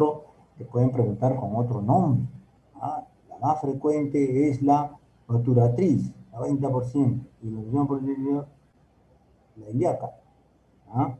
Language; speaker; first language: Spanish; native; Spanish